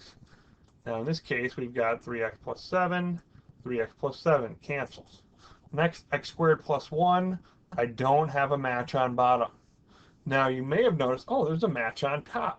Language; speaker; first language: English; native; English